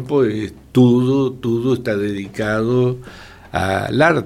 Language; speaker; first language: Portuguese; non-native, fluent; Spanish